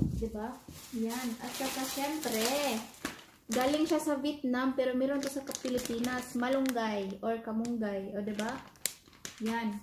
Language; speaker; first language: Filipino; non-native, local second language; Cebuano